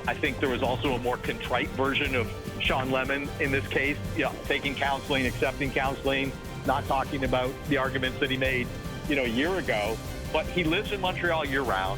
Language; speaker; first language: English; native; English